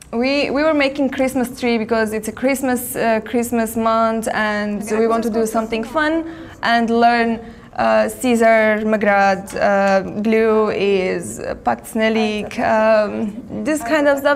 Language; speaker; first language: English; non-native, learner; Armenian